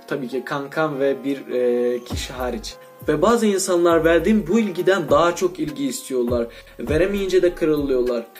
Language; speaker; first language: Turkish; non-native, fluent; Russian